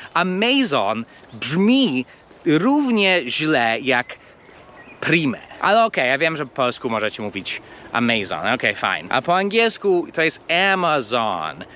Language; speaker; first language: Polish; non-native, fluent; English